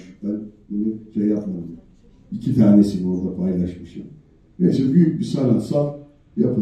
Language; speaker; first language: Turkish; native; Turkish